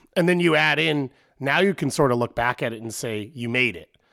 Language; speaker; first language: English; native; English